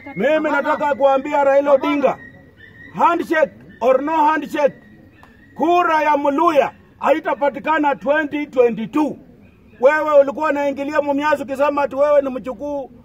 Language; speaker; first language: Swahili; non-native, local second language; Luyia